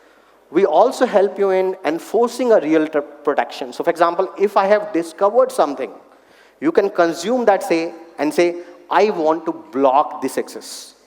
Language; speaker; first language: English; non-native, local second language; Hindi